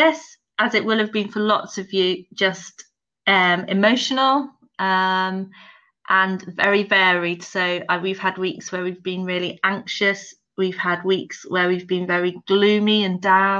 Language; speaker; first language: English; native; English